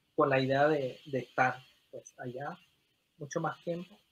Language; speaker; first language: Spanish; native; Spanish